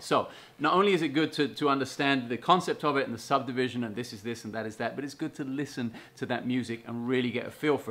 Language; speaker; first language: English; native; English